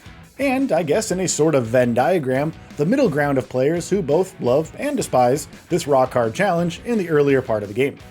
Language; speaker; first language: English; native; English